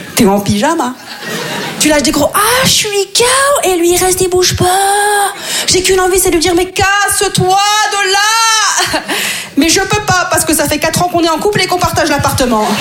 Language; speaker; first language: French; native; French